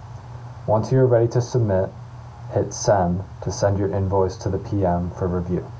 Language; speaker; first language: English; native; English